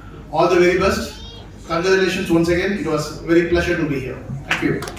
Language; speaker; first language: English; non-native, local second language; Tamil